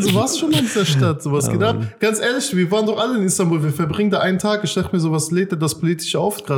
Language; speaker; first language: German; native; German